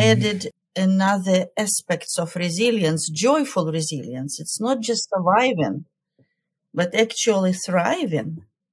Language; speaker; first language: English; non-native, fluent; Ukrainian